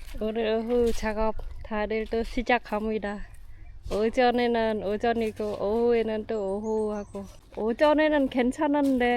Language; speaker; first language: Korean; non-native, fluent; Khmer